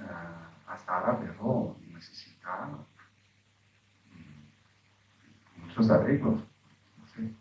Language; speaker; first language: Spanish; non-native, fluent; Arabic